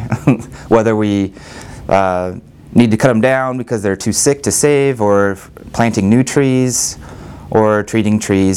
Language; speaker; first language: English; native; English